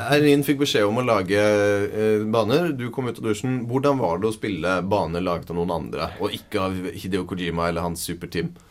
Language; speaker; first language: Norwegian; native; Norwegian